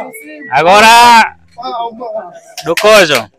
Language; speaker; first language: Portuguese; non-native, learner; Vietnamese